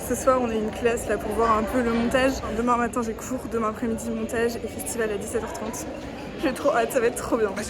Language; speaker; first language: French; native; French